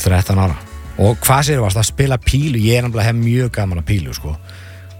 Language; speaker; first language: Icelandic; native; Icelandic